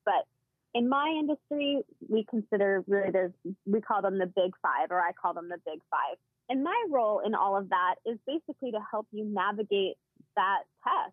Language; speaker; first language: English; native; English